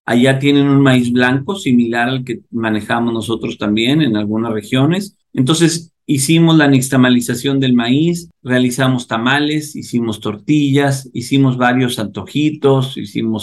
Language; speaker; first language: Spanish; native; Spanish